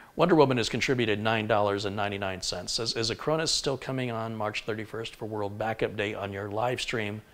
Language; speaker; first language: English; native; English